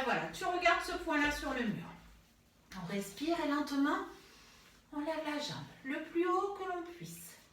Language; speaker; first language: French; native; French